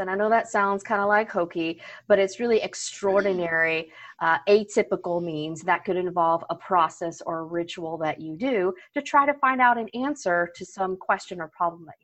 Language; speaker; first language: English; native; English